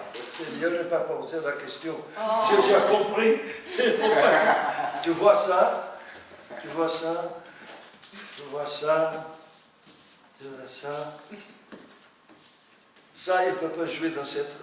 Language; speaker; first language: French; non-native, fluent; Portuguese